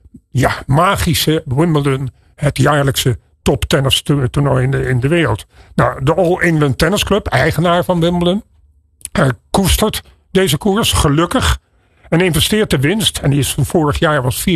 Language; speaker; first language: Dutch; native; Dutch